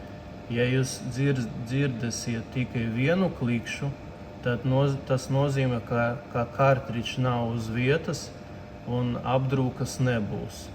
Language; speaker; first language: Latvian; non-native, local second language; Russian